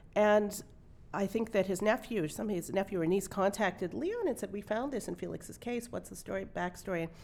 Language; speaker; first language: English; native; English